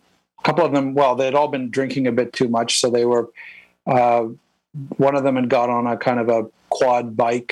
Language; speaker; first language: English; native; English